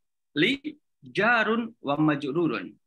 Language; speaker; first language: Arabic; non-native, fluent; Indonesian